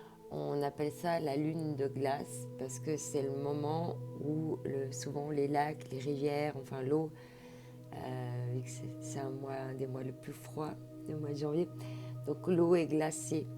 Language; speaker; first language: French; native; French